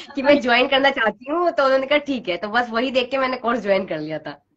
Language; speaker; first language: Hindi; native; Hindi